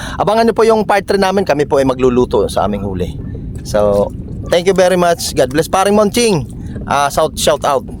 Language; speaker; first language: Filipino; native; Filipino